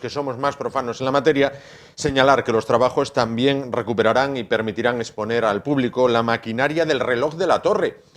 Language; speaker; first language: Spanish; native; Spanish